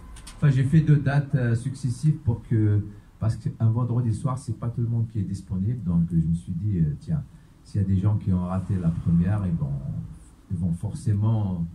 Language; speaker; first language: French; non-native, local second language; Kabyle